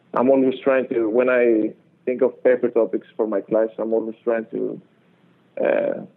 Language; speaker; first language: English; non-native, fluent; Greek